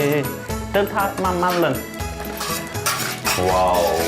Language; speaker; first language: Chinese; non-native, fluent; Turkish